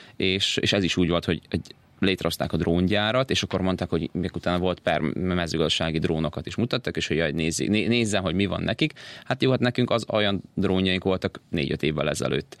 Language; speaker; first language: Hungarian; native; Hungarian